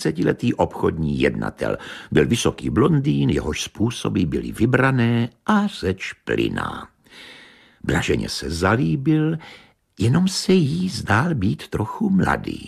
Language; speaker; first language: Czech; native; Czech